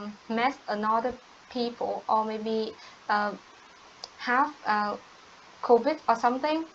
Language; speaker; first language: English; non-native, learner; Vietnamese